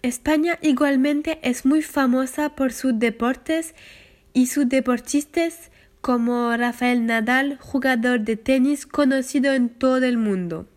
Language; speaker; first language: Spanish; non-native, learner; French